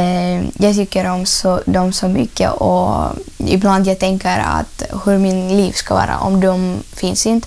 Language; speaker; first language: Swedish; non-native, learner; Ukrainian